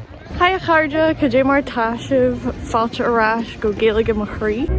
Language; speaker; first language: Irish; non-native, local second language; English